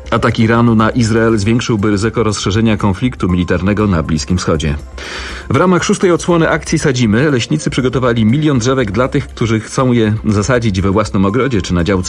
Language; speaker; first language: Polish; native; Polish